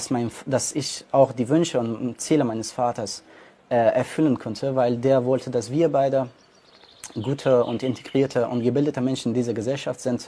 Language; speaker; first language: German; non-native, fluent; Persian